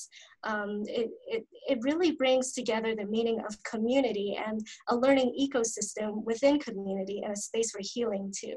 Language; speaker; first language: English; native; English